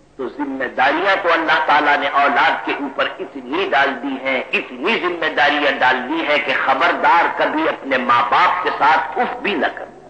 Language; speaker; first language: Urdu; native; Urdu